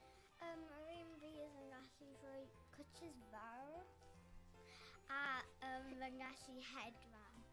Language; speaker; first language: Welsh; non-native, local second language; English